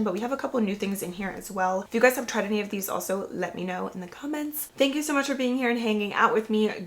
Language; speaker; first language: English; native; English